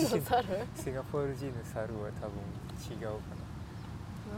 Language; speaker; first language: Japanese; non-native, learner; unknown